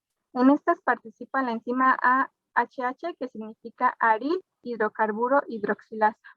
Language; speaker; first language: Spanish; native; Spanish